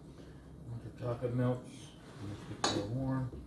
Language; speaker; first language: English; native; English